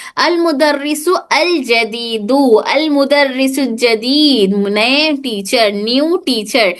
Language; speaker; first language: Urdu; native; Urdu